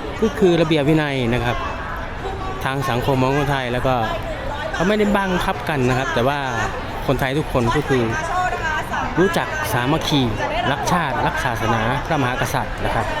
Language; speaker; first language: Thai; native; Thai